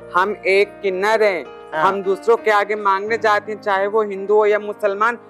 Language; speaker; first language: Hindi; native; Hindi